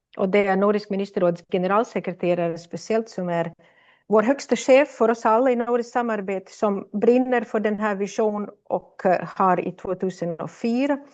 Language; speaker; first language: Swedish; non-native, fluent; Latvian